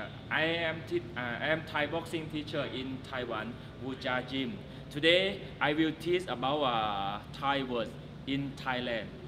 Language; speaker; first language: English; non-native, learner; Thai